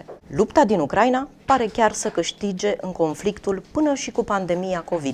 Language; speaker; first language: Romanian; native; Romanian